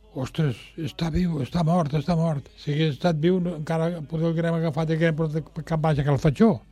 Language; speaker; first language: Catalan; native; Catalan